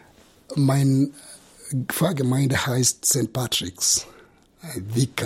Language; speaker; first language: German; non-native, fluent; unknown